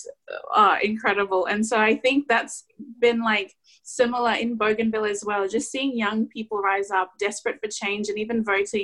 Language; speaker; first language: English; non-native, fluent; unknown